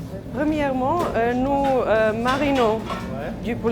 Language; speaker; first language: French; non-native, learner; Serbian